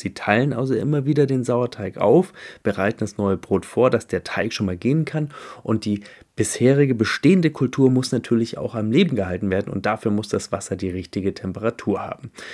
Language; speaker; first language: German; native; German